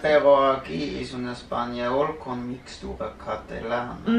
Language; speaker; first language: Spanish; non-native, learner; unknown